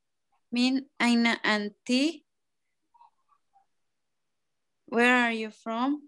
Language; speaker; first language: English; non-native, learner; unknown